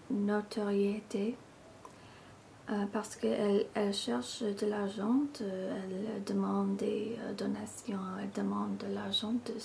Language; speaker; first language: French; non-native, learner; English